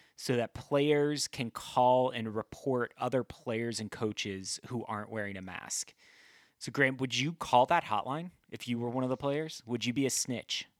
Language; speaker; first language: English; native; English